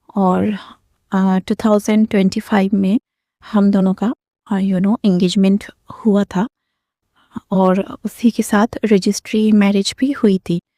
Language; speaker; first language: Hindi; non-native, local second language; Bangla